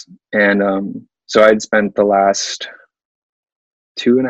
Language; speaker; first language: English; native; English